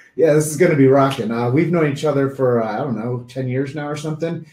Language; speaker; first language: English; native; English